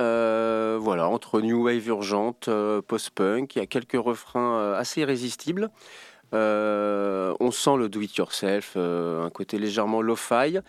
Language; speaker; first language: French; native; French